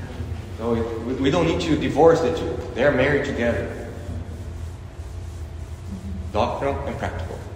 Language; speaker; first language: English; non-native, fluent; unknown